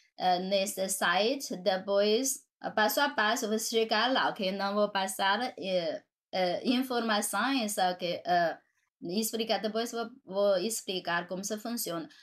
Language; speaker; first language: Portuguese; non-native, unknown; Chinese